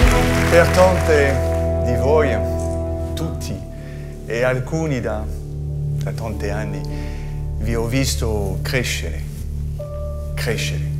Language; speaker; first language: Italian; non-native, fluent; French